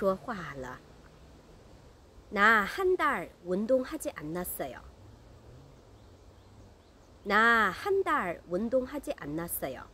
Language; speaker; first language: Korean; non-native, fluent; Chinese